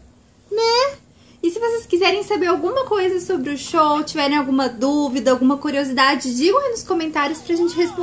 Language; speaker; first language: Portuguese; native; Portuguese